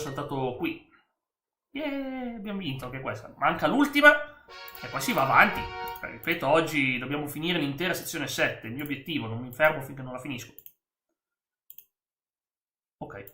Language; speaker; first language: Italian; native; Italian